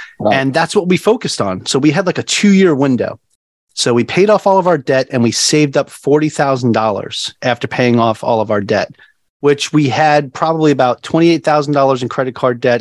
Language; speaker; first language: English; native; English